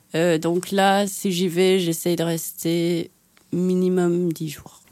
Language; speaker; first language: French; non-native, fluent; Finnish